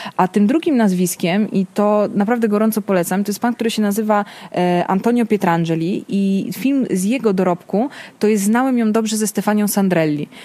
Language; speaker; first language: Polish; early bilingual, other home language; Italian